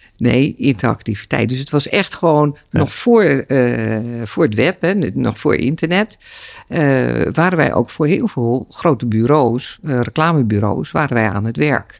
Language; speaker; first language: Dutch; native; Dutch